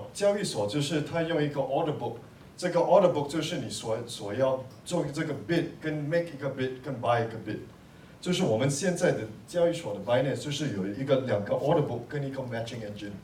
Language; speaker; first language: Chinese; non-native, local second language; English